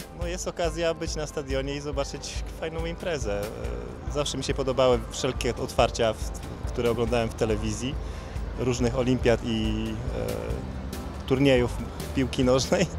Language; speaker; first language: Polish; native; Polish